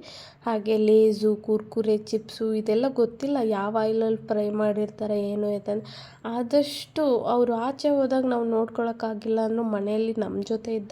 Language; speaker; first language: Kannada; native; Kannada